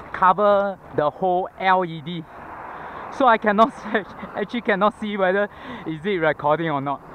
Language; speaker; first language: English; non-native, local second language; Chinese